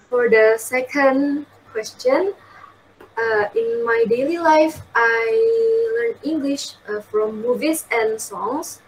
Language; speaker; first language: English; non-native, fluent; Indonesian